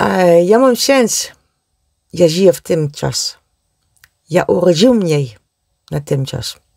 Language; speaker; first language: Polish; non-native, learner; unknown